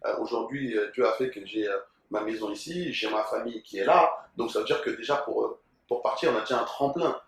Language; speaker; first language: French; early bilingual, other home language; Soninke